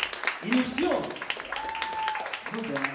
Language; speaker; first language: Russian; non-native, fluent; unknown